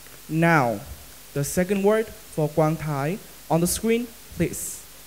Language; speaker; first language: English; non-native, fluent; Vietnamese